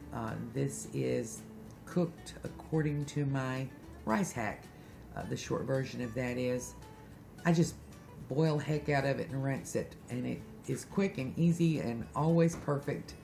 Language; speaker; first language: English; native; English